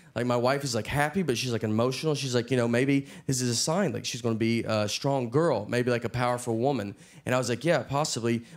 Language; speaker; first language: English; native; English